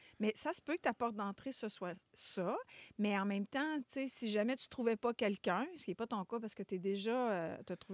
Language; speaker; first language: French; native; French